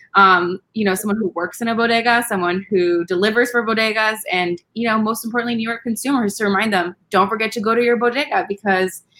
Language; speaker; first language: English; early bilingual, other home language; Spanish